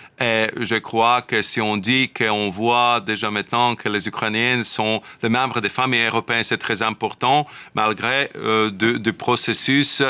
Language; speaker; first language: French; non-native, fluent; Slovak